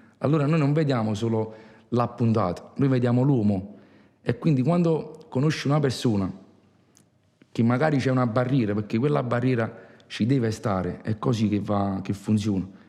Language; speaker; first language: Italian; native; Italian